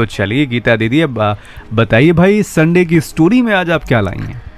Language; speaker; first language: Hindi; native; Hindi